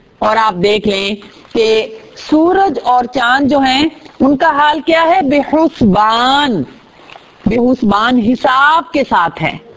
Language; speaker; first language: Urdu; native; Urdu